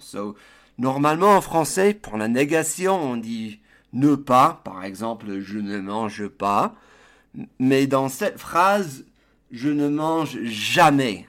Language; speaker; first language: French; non-native, fluent; English